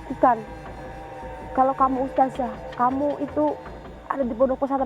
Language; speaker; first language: Indonesian; native; Indonesian